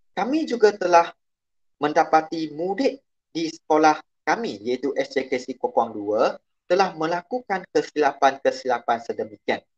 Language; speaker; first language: Malay; non-native, local second language; Chinese